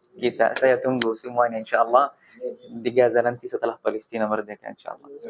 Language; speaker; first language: Indonesian; non-native, fluent; Arabic